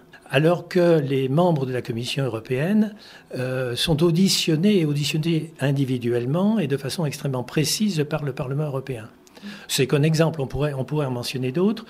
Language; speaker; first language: French; native; French